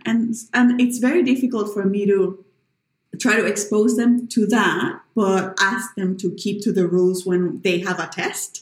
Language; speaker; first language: English; non-native, fluent; Spanish